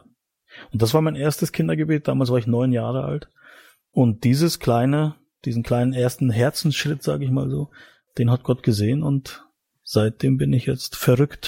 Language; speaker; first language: German; native; German